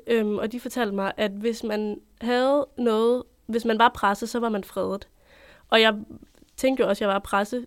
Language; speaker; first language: Danish; native; Danish